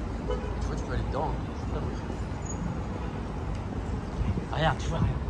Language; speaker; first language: French; native; French